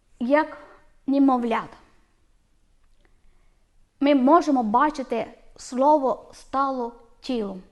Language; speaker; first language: Ukrainian; non-native, learner; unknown